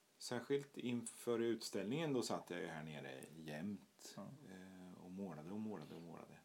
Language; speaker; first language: Swedish; native; Swedish